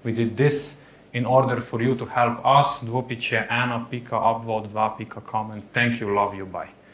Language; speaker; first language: English; non-native, fluent; Slovenian